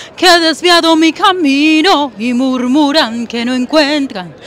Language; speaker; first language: Spanish; native; Spanish